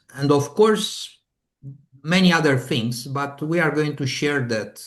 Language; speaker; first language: English; non-native, fluent; Romanian